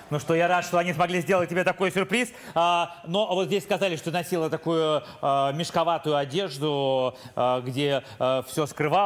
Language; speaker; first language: Russian; native; Russian